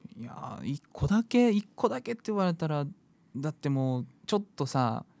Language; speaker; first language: Japanese; native; Japanese